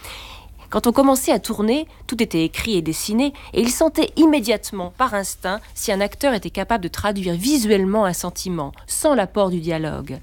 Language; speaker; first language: French; native; French